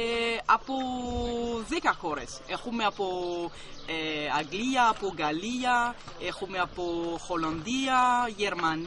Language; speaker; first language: Greek; non-native, fluent; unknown